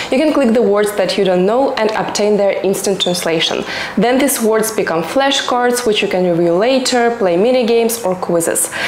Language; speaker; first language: English; non-native, fluent; Russian